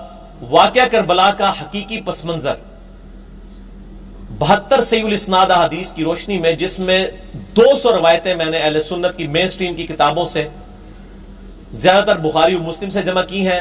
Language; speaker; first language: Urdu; non-native, local second language; Punjabi